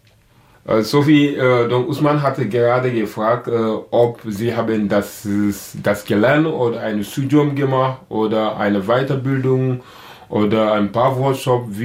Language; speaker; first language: German; non-native, learner; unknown